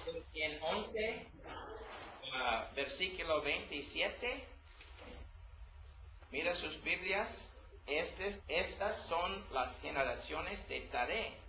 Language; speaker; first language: Spanish; non-native, learner; English